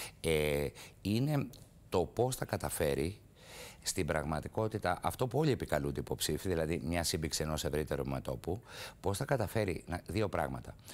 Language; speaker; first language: Greek; native; Greek